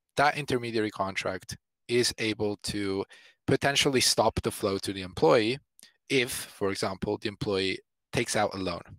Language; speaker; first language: English; non-native, fluent; Italian